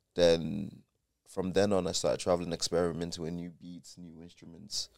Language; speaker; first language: English; native; English